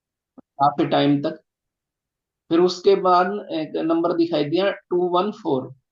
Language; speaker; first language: Hindi; native; Hindi